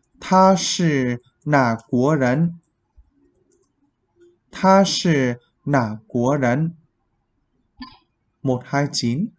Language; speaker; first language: Chinese; non-native, fluent; Vietnamese